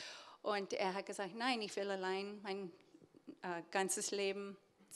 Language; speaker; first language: German; early bilingual, heritage; English